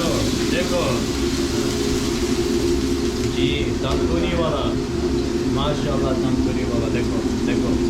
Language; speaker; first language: Hindi; non-native, learner; Turkish